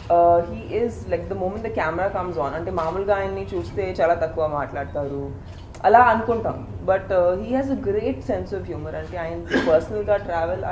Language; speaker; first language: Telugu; non-native, fluent; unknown